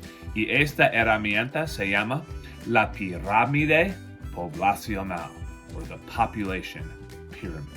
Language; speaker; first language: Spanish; non-native, fluent; English